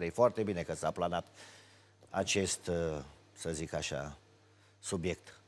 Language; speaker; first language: Romanian; native; Romanian